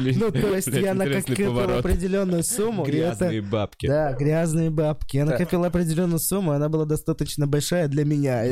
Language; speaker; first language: Russian; native; Russian